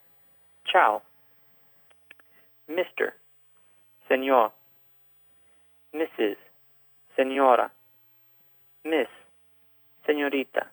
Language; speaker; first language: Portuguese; non-native, fluent; English